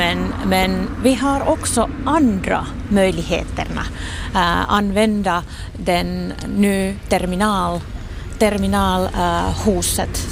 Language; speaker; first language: Swedish; non-native, local second language; Finnish